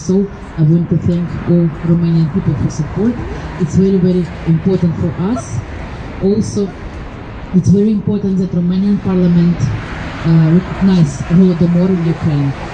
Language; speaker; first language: English; non-native, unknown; Ukrainian